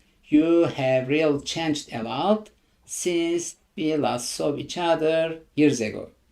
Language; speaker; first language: English; non-native, fluent; Turkish